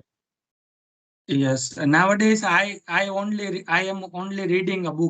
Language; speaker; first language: English; non-native, learner; Gujarati